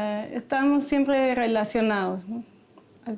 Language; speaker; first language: Spanish; non-native, fluent; German